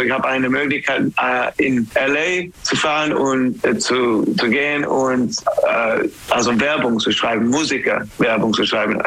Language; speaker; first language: German; non-native, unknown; English